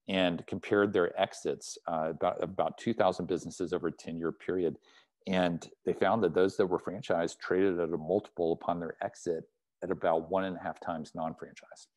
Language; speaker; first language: English; native; English